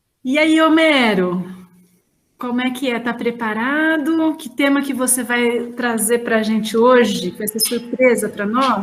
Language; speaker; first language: Portuguese; native; Portuguese